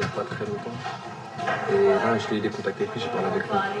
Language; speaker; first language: French; native; French